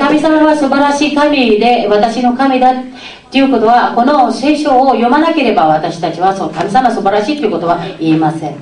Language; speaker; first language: Japanese; non-native, fluent; Filipino